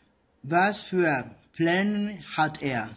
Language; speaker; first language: German; non-native, learner; Spanish